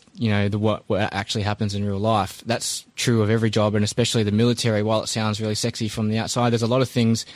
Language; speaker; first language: English; native; English